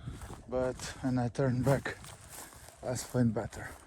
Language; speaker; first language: English; non-native, learner; Portuguese